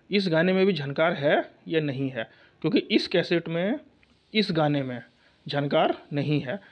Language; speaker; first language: Hindi; native; Hindi